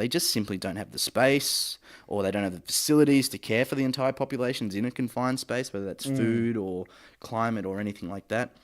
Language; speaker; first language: English; native; English